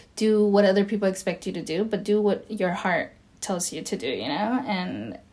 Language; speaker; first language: English; native; English